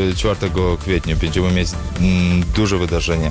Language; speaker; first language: Polish; non-native, learner; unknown